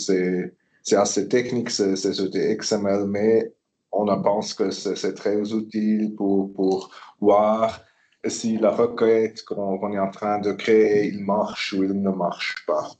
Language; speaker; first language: French; non-native, local second language; German